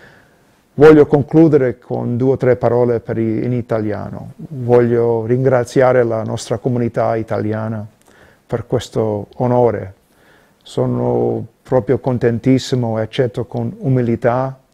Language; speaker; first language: Italian; early bilingual, heritage; Italian